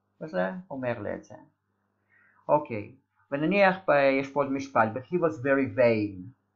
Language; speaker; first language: Hebrew; native; Hebrew